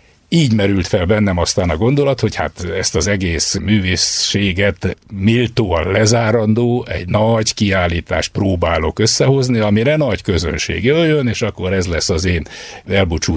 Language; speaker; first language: Hungarian; native; Hungarian